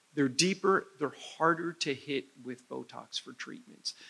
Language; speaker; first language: English; native; English